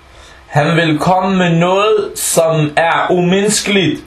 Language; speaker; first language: Danish; non-native, fluent; Arabic